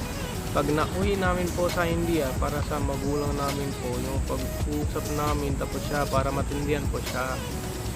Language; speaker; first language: Filipino; non-native, learner; Punjabi